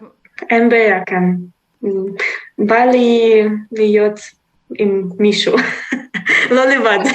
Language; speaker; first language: Hebrew; non-native, learner; German